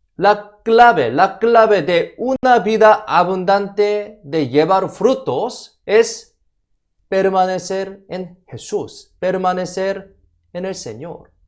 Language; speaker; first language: Spanish; non-native, fluent; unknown